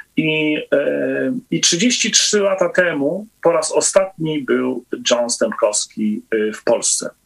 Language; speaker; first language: Polish; native; Polish